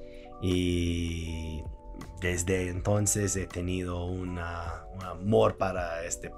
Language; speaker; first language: Spanish; non-native, fluent; English